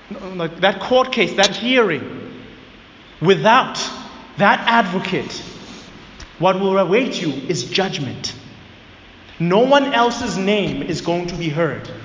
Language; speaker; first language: English; non-native, local second language; Zulu